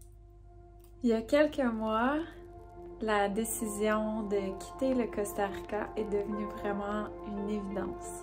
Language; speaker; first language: French; native; French